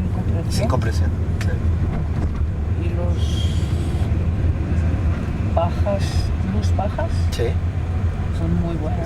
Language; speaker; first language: Spanish; non-native, learner; Portuguese